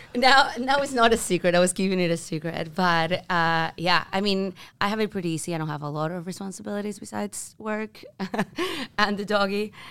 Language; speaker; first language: English; non-native, fluent; Spanish